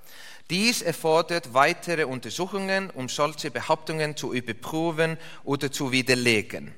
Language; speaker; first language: German; non-native, learner; English